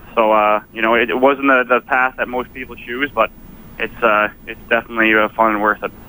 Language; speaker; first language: English; native; English